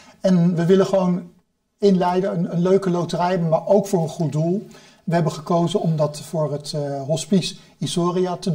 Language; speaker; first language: Dutch; native; Dutch